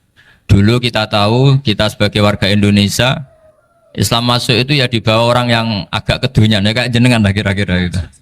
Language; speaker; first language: Indonesian; non-native, local second language; Javanese